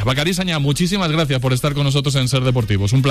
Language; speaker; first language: Spanish; native; Spanish